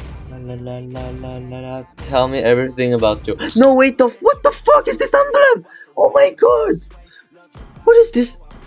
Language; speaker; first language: English; non-native, fluent; French